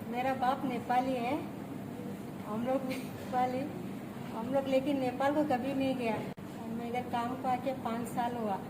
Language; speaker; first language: Hindi; non-native, local second language; Nepali